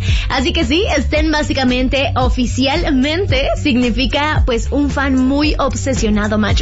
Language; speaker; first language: Spanish; native; Spanish